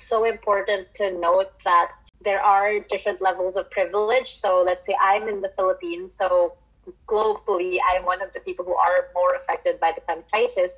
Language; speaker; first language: English; non-native, local second language; Filipino